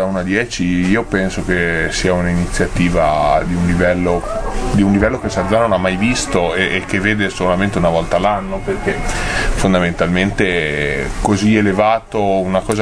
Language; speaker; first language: Italian; native; Italian